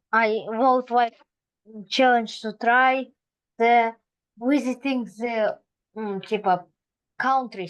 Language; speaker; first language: English; non-native, learner; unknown